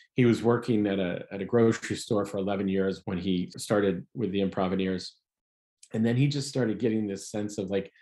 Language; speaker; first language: English; native; English